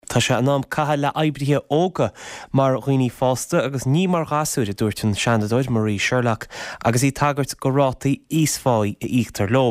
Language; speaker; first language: Irish; native; Irish